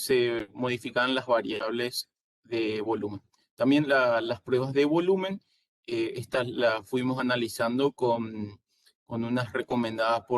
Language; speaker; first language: Spanish; native; Spanish